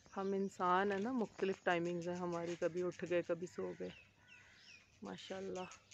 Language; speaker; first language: Urdu; native; Urdu